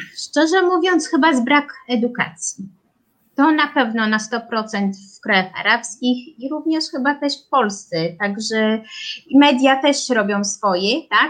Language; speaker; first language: Polish; early bilingual, heritage; Polish